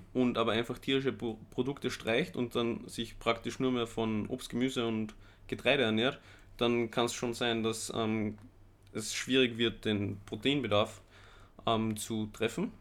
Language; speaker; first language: German; native; German